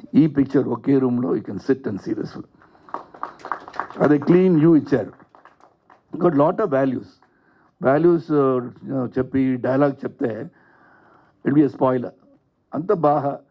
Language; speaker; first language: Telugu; non-native, learner; Tamil